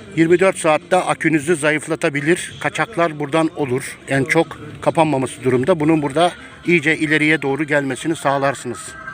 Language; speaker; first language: Turkish; native; Turkish